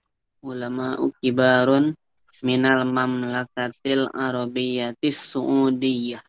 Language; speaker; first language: Arabic; non-native, learner; Indonesian